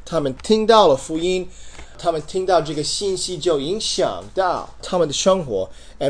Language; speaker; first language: Chinese; non-native, fluent; English